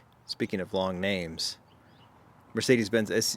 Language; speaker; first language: English; native; English